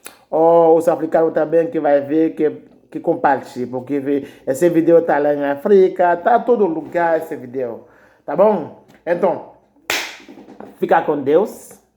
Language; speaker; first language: Portuguese; non-native, learner; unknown